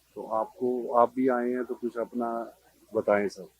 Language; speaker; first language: Hindi; non-native, local second language; Punjabi